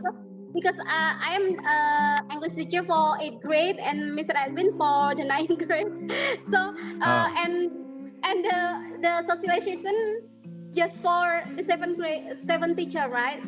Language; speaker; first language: English; non-native, learner; Indonesian